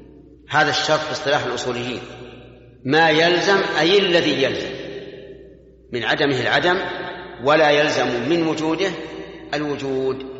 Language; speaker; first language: Arabic; native; Arabic